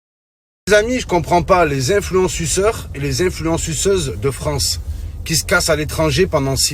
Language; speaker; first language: French; native; French